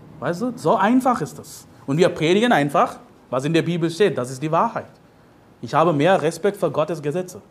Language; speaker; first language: German; non-native, fluent; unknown